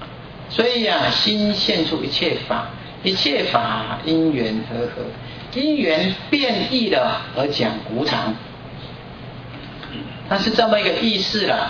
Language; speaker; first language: Chinese; native; Chinese